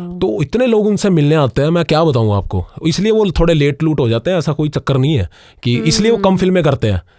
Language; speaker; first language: Hindi; non-native, local second language; Punjabi